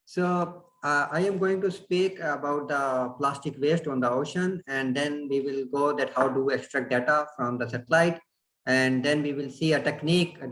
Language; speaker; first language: English; non-native, fluent; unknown